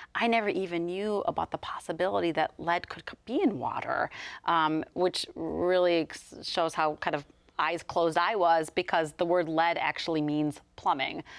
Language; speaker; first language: English; native; English